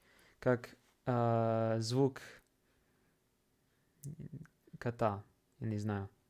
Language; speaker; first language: Russian; non-native, fluent; English